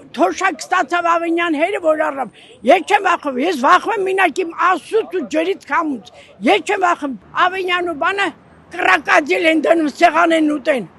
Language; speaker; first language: Armenian; native; Armenian